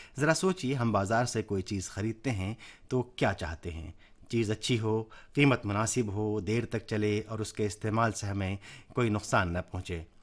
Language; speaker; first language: Urdu; native; Urdu